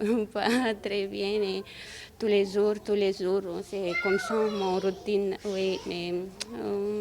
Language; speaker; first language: French; non-native, learner; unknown